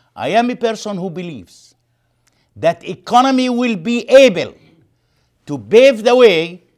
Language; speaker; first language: English; non-native, fluent; Arabic